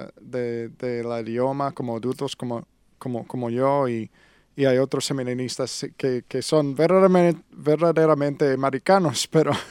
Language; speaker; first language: Spanish; non-native, learner; English